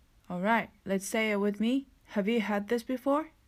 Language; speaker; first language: English; non-native, fluent; Japanese